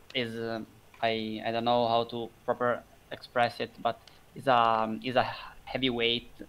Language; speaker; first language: English; non-native, fluent; Italian